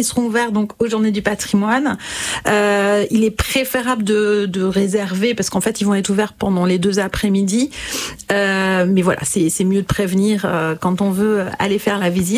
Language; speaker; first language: French; native; French